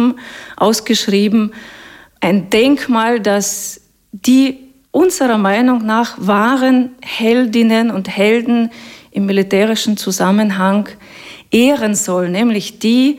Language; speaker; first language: German; non-native, fluent; Russian